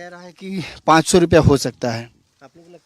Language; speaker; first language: Hindi; native; Hindi